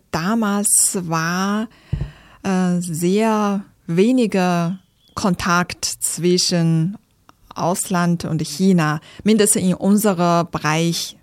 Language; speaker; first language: German; non-native, fluent; Chinese